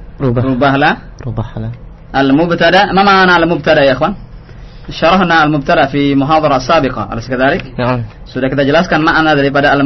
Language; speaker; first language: Arabic; non-native, learner; Indonesian